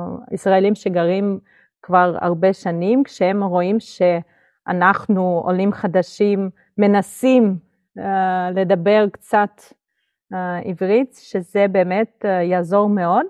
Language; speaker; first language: Hebrew; non-native, fluent; Russian